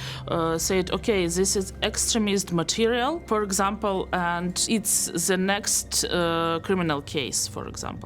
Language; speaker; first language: English; non-native, learner; Belarusian